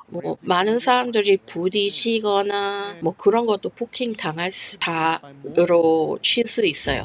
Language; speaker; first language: Korean; non-native, fluent; English